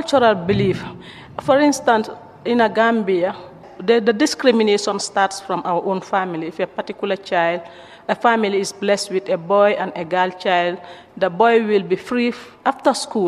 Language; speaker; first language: English; non-native, local second language; Mandingo